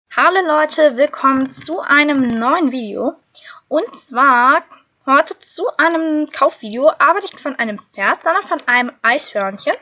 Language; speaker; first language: German; native; German